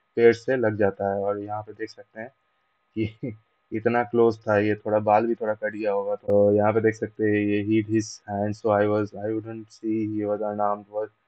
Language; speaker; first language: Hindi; non-native, local second language; Bangla